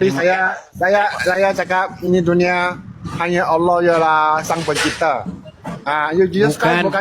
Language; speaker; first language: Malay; non-native, local second language; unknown